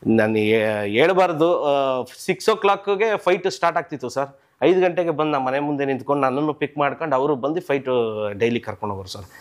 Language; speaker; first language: Kannada; native; Kannada